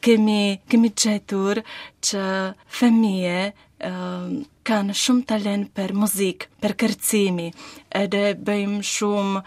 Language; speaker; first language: Albanian; non-native, learner; Slovak